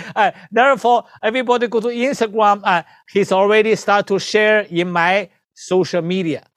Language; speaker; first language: English; non-native, learner; Chinese